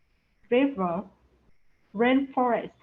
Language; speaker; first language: English; non-native, learner; Vietnamese